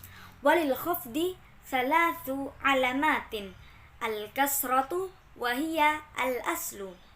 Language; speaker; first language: Arabic; non-native, learner; Indonesian